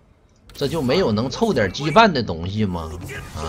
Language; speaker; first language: Chinese; native; Chinese